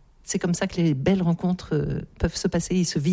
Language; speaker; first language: French; native; French